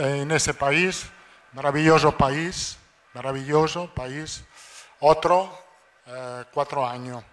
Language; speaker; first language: Portuguese; non-native, fluent; Italian